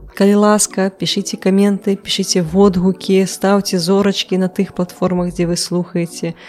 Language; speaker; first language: Belarusian; non-native, local second language; Russian